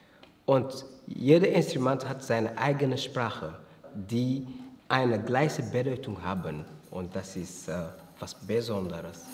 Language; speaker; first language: German; non-native, fluent; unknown